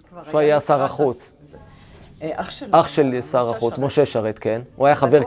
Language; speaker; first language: Hebrew; native; Hebrew